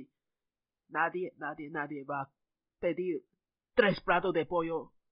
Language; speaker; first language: Spanish; non-native, fluent; Chinese